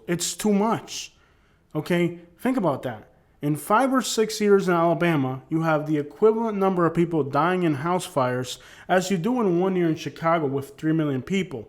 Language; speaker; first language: English; native; English